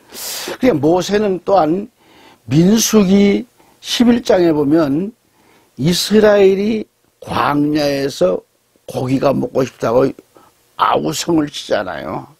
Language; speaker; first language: Korean; native; Korean